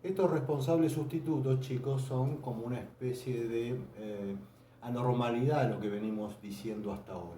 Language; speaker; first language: Spanish; native; Spanish